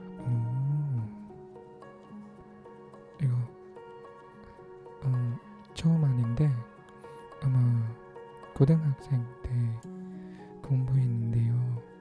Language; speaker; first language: Korean; non-native, learner; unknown